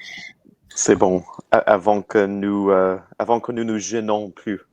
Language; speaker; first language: French; non-native, learner; English